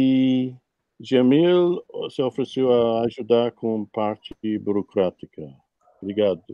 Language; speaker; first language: Portuguese; non-native, fluent; English